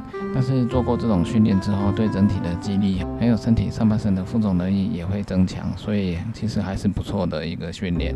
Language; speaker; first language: Chinese; native; Chinese